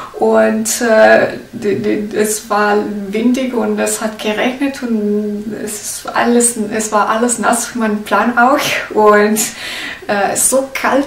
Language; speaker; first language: German; non-native, learner; Italian